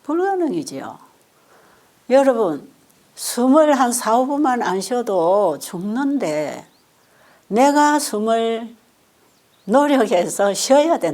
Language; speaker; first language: Korean; native; Korean